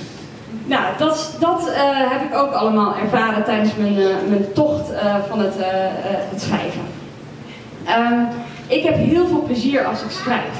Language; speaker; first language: Dutch; native; Dutch